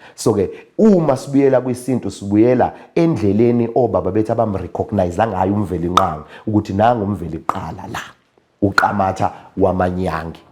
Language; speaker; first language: Zulu; native; Zulu